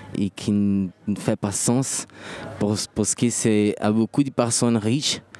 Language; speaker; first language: French; non-native, fluent; Portuguese